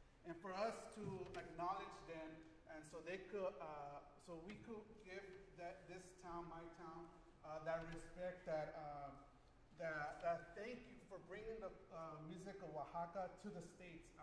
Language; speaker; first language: English; early bilingual, other home language; Spanish